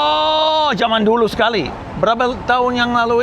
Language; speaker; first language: Indonesian; non-native, learner; English